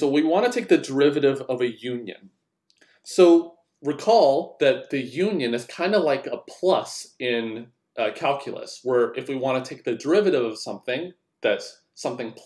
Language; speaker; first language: English; native; English